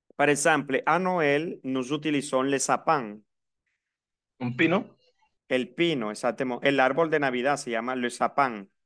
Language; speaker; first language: Spanish; native; Spanish